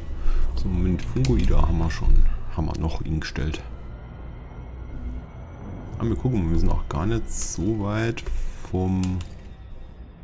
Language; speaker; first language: German; native; German